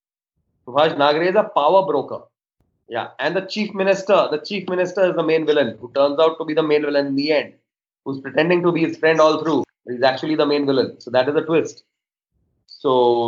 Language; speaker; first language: English; non-native, local second language; Hindi